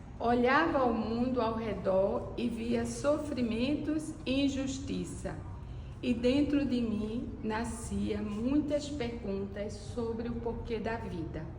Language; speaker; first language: Portuguese; native; Portuguese